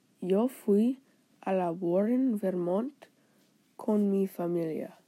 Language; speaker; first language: Spanish; non-native, learner; English